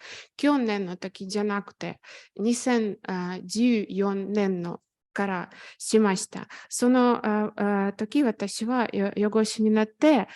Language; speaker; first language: Japanese; non-native, fluent; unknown